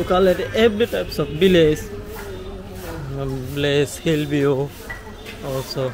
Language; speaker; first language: English; non-native, learner; Bangla